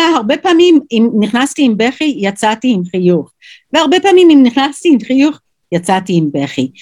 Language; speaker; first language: Hebrew; non-native, fluent; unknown